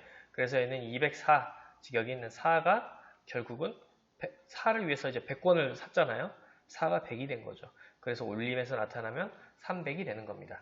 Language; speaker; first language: Korean; native; Korean